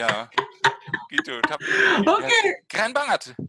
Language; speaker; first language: Indonesian; non-native, fluent; German